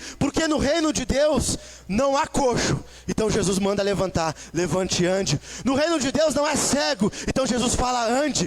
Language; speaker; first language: Portuguese; native; Portuguese